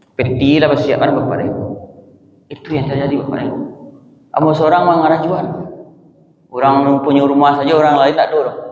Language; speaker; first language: Malay; non-native, local second language; Minangkabau